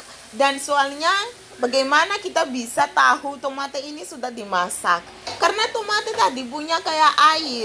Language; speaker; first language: Indonesian; non-native, fluent; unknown